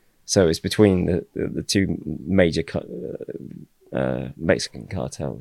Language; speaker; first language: English; native; English